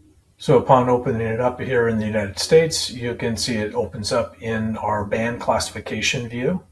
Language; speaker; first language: English; native; English